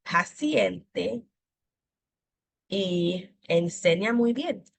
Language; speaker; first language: Spanish; non-native, fluent; English